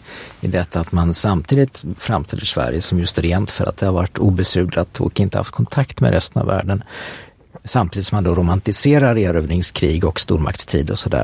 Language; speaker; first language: Swedish; native; Swedish